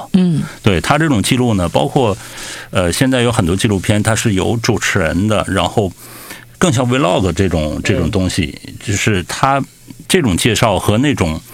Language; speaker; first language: Chinese; native; Chinese